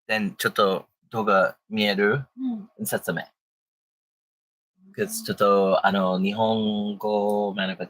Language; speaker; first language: Japanese; non-native, learner; English